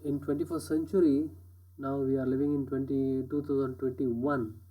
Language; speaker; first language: English; non-native, local second language; Kannada